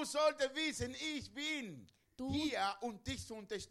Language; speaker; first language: German; non-native, learner; Spanish